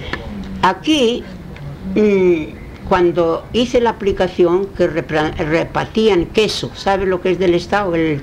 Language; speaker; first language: Spanish; early bilingual, heritage; Spanish